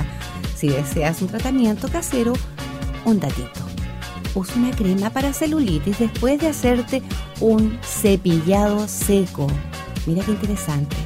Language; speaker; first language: Spanish; native; Spanish